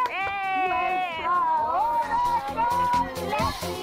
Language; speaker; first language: Spanish; native; Spanish